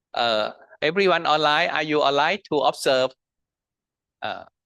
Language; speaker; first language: English; non-native, learner; Thai